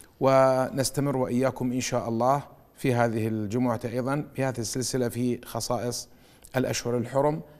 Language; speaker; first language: Arabic; native; Arabic